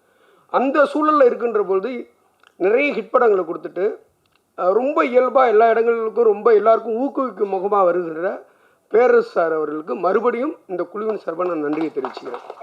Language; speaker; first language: Tamil; native; Tamil